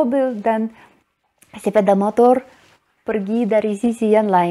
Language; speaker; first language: Indonesian; non-native, learner; Russian